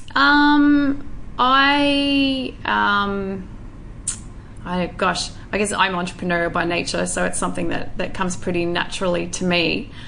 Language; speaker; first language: English; native; English